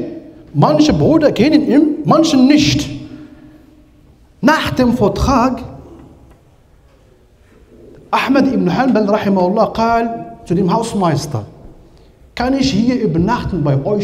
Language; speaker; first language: German; non-native, learner; Arabic